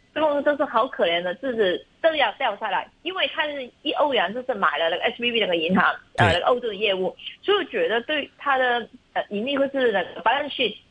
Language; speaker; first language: Chinese; non-native, local second language; Cantonese